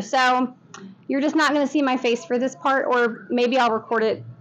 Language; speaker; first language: English; native; English